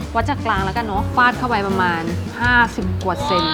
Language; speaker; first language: Thai; native; Thai